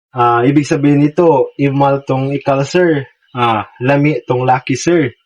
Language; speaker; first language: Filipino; non-native, local second language; Cebuano